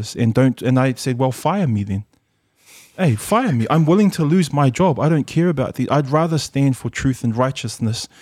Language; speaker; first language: English; early bilingual, other home language; Samoan